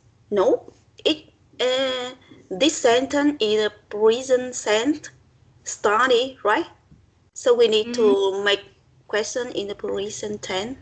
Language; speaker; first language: English; non-native, learner; Vietnamese